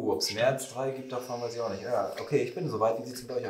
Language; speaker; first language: German; native; German